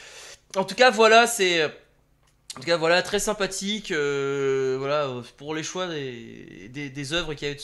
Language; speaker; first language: French; native; French